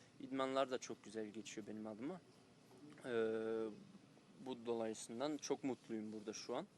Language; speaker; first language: Turkish; early bilingual, heritage; Turkish